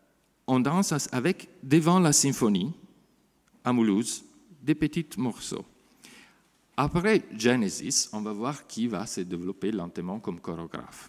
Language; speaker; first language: French; non-native, fluent; Italian